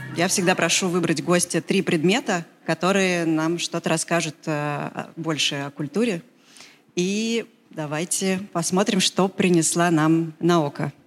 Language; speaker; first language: Russian; native; Russian